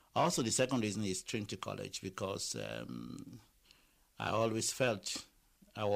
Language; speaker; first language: English; non-native, local second language; Yoruba